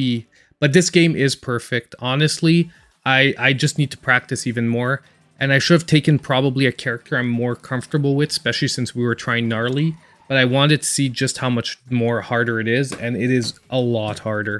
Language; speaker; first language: English; native; English